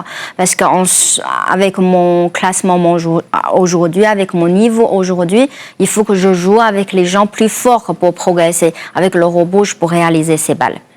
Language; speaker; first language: French; non-native, fluent; Chinese